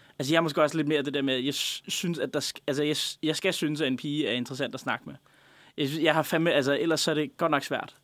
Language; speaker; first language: Danish; native; Danish